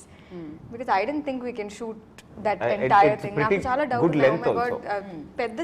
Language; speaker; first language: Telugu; non-native, local second language; Tamil